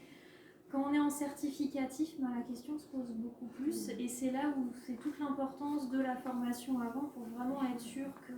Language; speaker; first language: French; native; French